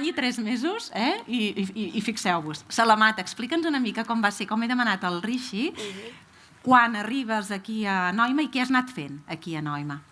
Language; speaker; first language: Catalan; native; Catalan